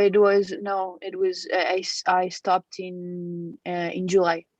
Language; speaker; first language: English; non-native, fluent; French